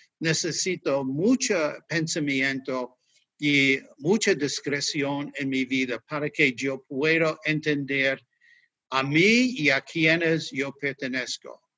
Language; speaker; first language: Spanish; non-native, learner; English